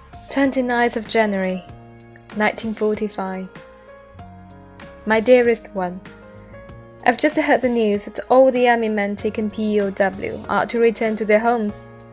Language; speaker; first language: English; non-native, fluent; Chinese